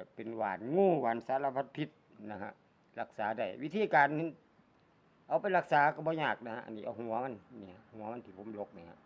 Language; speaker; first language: Thai; native; Thai